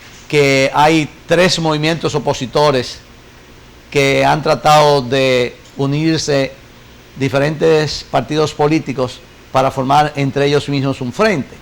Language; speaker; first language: Spanish; native; Spanish